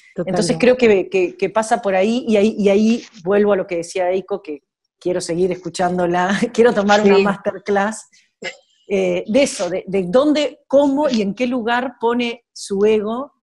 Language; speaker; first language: Spanish; native; Spanish